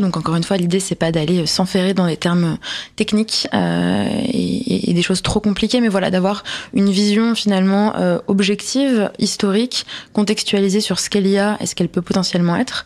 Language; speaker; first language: French; native; French